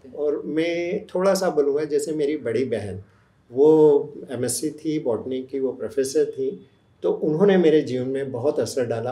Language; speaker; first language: Hindi; native; Hindi